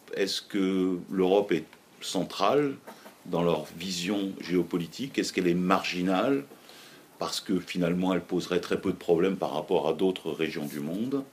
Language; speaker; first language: French; native; French